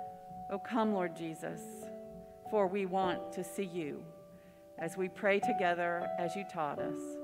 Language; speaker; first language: English; native; English